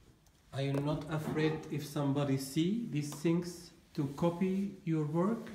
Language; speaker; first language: English; non-native, learner; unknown